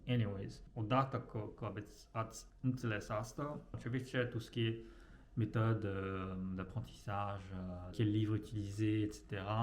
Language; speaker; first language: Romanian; non-native, learner; Japanese